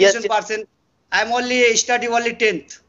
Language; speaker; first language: English; non-native, learner; Bangla